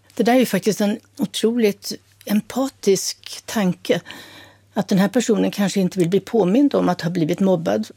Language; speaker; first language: Swedish; native; Swedish